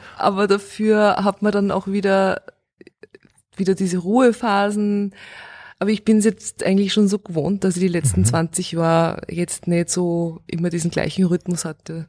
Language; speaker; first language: German; early bilingual, other home language; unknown